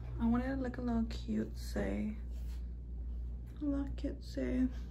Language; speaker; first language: English; early bilingual, other home language; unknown